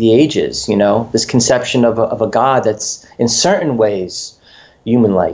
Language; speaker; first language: English; native; English